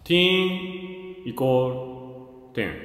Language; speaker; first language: English; non-native, learner; Japanese